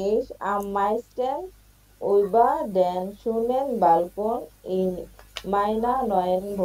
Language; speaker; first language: German; non-native, learner; Bangla